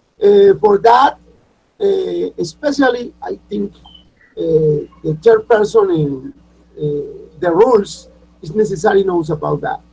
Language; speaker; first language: English; non-native, learner; Spanish